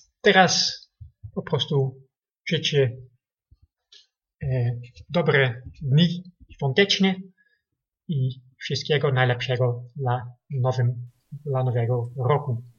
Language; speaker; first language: Polish; non-native, learner; Dutch